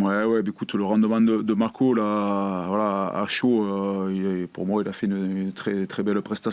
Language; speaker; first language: French; native; French